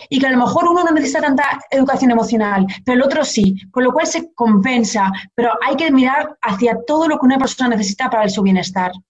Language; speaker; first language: Spanish; early bilingual, heritage; Portuguese